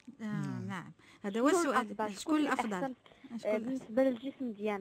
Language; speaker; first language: Arabic; native; Arabic